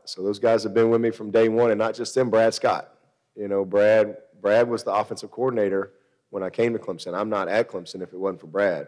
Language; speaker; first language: English; native; English